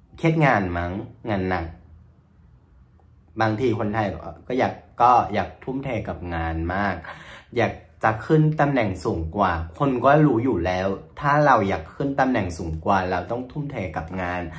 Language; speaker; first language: Thai; non-native, fluent; Vietnamese